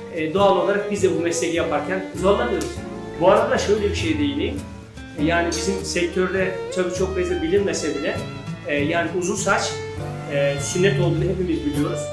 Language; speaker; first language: Turkish; native; Turkish